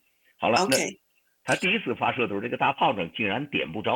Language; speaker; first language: Chinese; native; Chinese